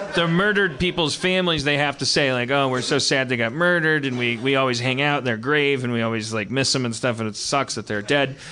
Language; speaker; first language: English; native; English